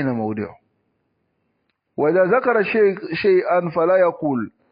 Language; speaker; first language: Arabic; non-native, fluent; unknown